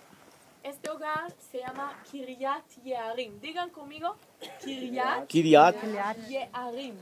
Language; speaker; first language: Spanish; non-native, fluent; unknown